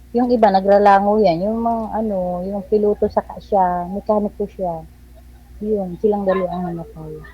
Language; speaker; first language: Filipino; non-native, local second language; Bikol